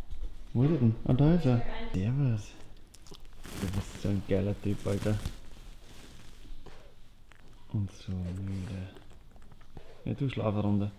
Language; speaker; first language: German; native; German